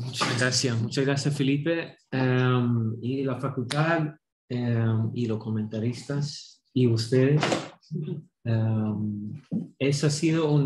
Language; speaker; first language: Spanish; non-native, fluent; Swedish